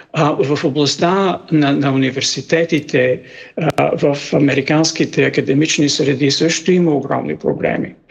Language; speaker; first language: Bulgarian; native; Bulgarian